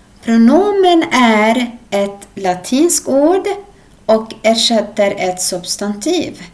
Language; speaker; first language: Swedish; non-native, fluent; Arabic